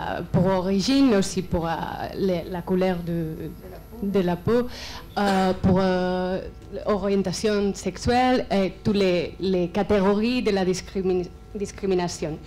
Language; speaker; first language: French; non-native, fluent; Spanish